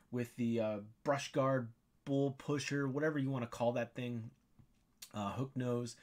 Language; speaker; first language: English; native; English